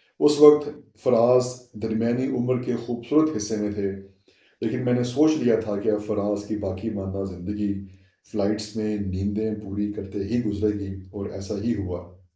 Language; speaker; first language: Urdu; non-native, local second language; Saraiki